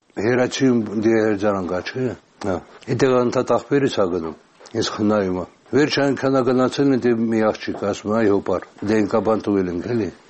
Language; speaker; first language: Armenian; native; Armenian